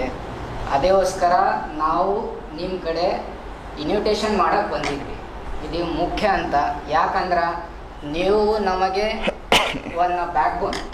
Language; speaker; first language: Kannada; non-native, local second language; Marathi